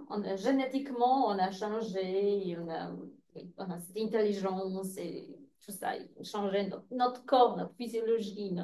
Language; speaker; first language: French; non-native, fluent; Polish